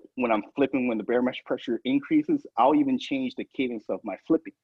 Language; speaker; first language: English; native; English